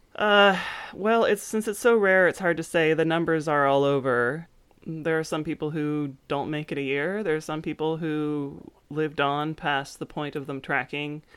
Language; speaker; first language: English; native; English